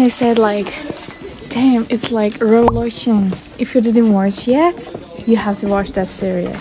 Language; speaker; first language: English; non-native, learner; Turkish